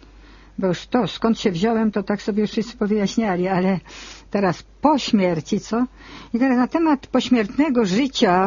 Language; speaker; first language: Polish; native; Polish